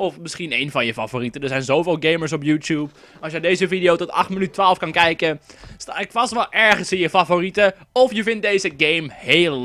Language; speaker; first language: Dutch; native; Dutch